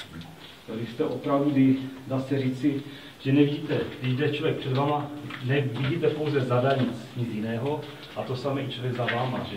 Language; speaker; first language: Czech; native; Czech